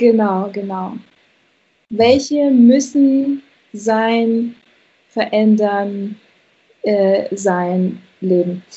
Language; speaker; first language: German; non-native, fluent; Russian